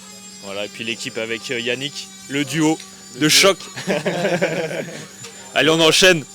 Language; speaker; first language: French; native; French